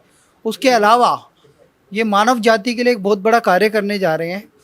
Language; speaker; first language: Hindi; native; Hindi